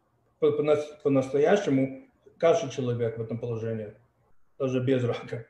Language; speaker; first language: Russian; early bilingual, heritage; Russian